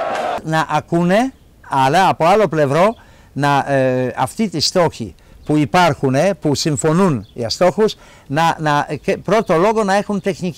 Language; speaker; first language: Greek; non-native, fluent; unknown